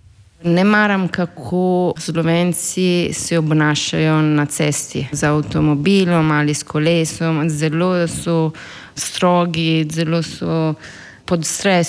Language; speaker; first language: Slovenian; non-native, fluent; Italian